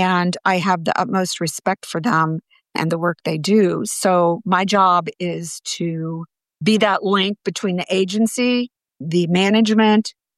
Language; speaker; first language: English; native; English